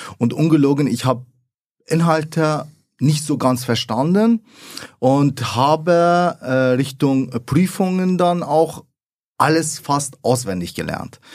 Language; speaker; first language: German; early bilingual, other home language; Arabic